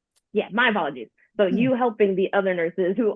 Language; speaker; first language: English; native; English